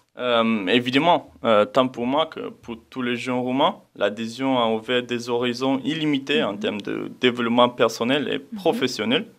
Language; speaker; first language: French; non-native, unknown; Romanian